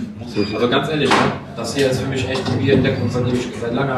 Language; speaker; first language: German; native; German